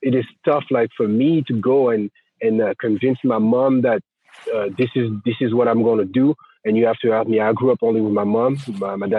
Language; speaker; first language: English; non-native, fluent; French